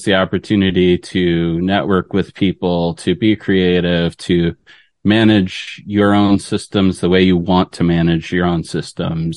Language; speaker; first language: English; native; English